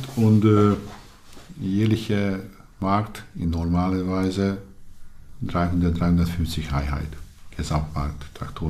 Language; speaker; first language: German; non-native, learner; Hungarian